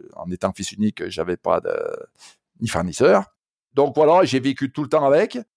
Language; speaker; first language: French; native; French